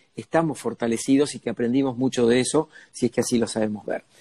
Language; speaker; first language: Spanish; native; Spanish